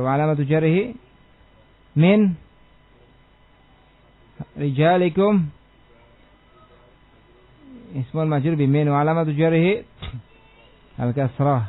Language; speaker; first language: Arabic; non-native, fluent; Indonesian